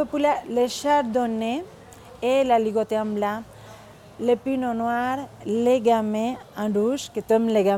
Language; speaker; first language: French; non-native, fluent; Spanish